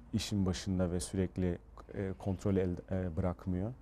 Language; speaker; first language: Turkish; early bilingual, heritage; Turkish